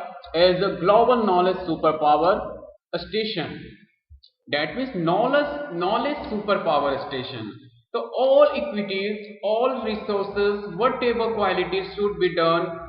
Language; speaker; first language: English; non-native, local second language; Hindi